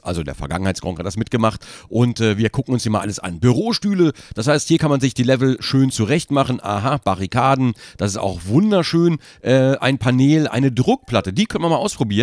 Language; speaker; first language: German; native; German